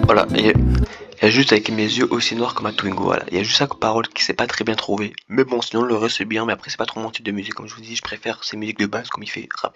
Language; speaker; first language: French; native; French